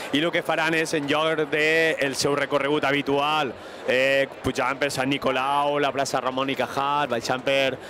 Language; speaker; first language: Catalan; native; Catalan